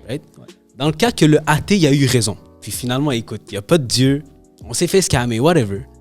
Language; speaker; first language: French; native; French